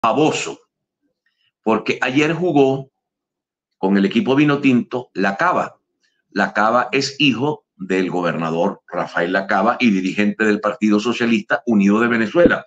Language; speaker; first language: Spanish; native; Spanish